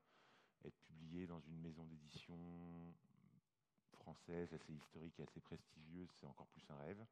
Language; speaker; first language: French; native; French